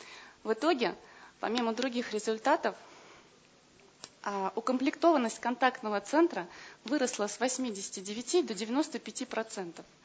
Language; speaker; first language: Russian; native; Russian